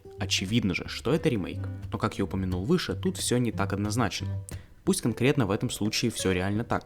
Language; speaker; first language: Russian; native; Russian